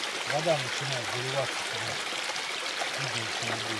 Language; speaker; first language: Russian; native; Russian